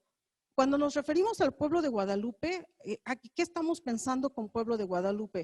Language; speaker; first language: Spanish; native; Spanish